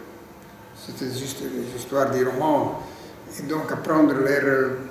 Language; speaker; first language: French; non-native, fluent; Italian